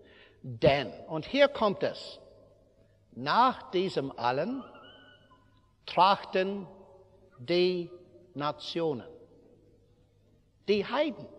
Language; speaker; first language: German; non-native, fluent; English